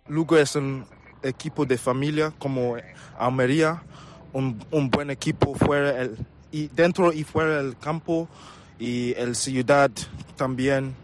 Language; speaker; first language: Spanish; non-native, learner; English